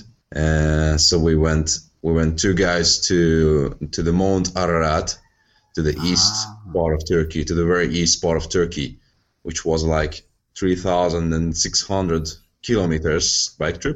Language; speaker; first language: English; non-native, fluent; Hungarian